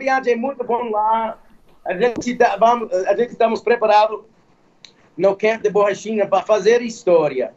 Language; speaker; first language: Portuguese; non-native, fluent; English